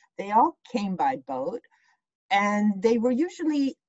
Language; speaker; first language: English; early bilingual, other home language; Ukrainian